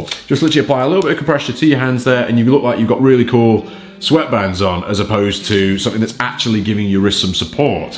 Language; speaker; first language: English; native; English